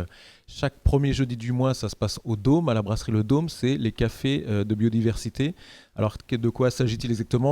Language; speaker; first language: French; native; French